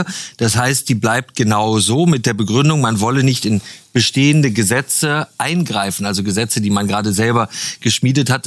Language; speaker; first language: German; native; German